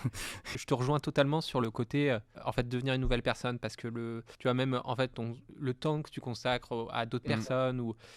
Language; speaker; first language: French; native; French